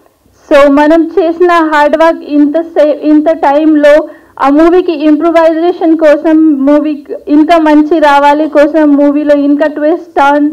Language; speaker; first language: Telugu; non-native, local second language; Hindi